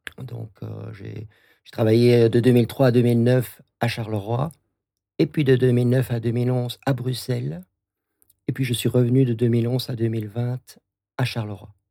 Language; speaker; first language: French; native; French